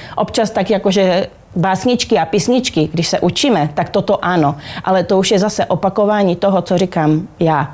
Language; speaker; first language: Czech; native; Czech